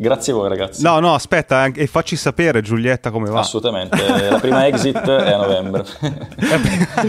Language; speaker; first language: Italian; native; Italian